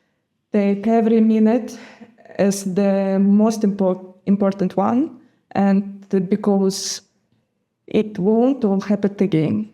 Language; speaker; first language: English; non-native, fluent; Gagauz